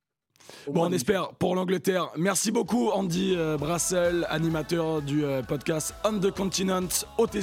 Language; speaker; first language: French; native; French